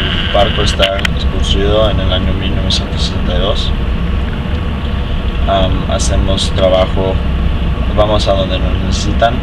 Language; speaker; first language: Spanish; early bilingual, heritage; Spanish